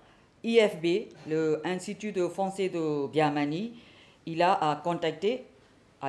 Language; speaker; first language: French; non-native, learner; Burmese